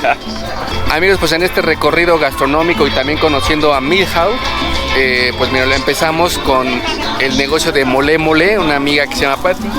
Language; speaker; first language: Spanish; native; Spanish